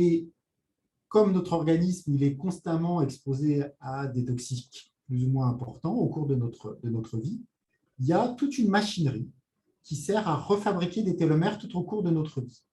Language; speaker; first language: French; native; French